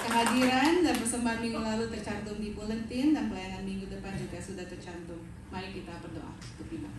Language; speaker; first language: Indonesian; native; Indonesian